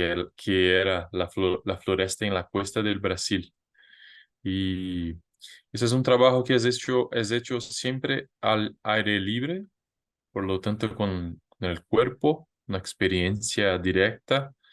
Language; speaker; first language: Spanish; non-native, fluent; Portuguese